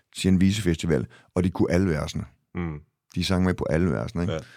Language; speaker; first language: Danish; early bilingual, other home language; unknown